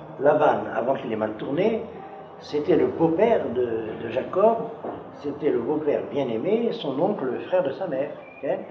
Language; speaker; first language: French; native; French